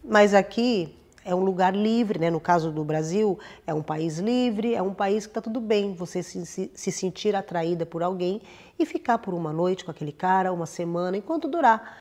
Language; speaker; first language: Portuguese; native; Portuguese